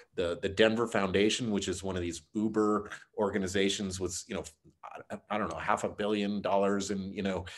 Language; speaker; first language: English; native; English